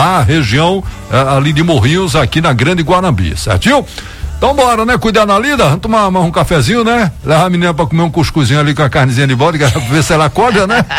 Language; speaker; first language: Portuguese; native; Portuguese